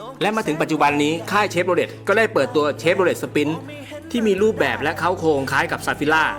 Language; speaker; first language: Thai; native; Thai